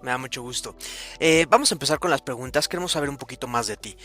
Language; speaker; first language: Spanish; native; Spanish